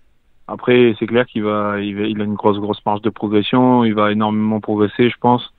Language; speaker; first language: French; native; French